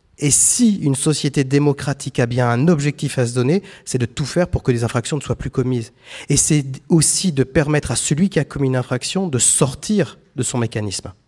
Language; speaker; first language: French; native; French